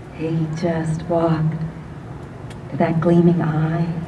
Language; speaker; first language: English; native; English